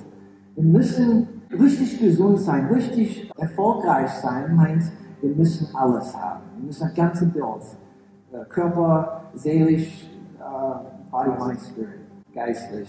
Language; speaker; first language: German; early bilingual, heritage; English